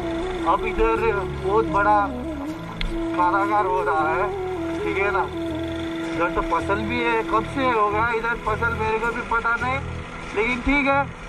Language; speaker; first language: Hindi; non-native, learner; Nepali